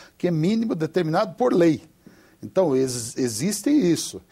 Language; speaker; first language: Portuguese; native; Portuguese